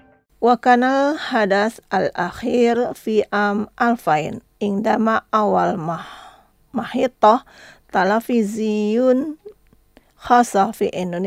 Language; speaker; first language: Arabic; non-native, fluent; Indonesian